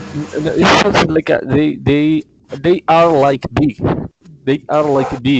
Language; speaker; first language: English; non-native, learner; Spanish